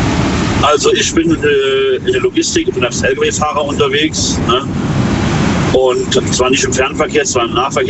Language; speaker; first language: German; native; German